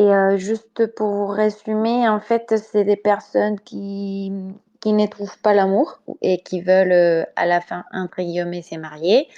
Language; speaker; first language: French; non-native, fluent; Spanish